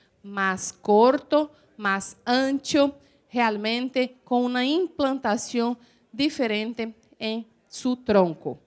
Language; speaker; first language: Spanish; non-native, fluent; Portuguese